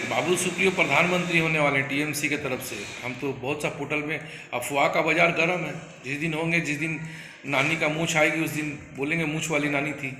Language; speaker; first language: Hindi; non-native, local second language; Bangla